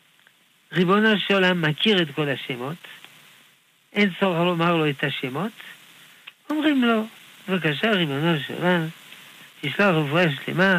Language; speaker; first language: Hebrew; non-native, fluent; French